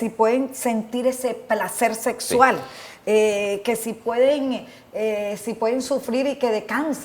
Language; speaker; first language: Spanish; native; Spanish